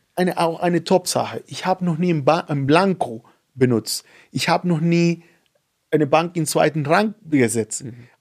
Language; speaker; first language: German; non-native, fluent; Spanish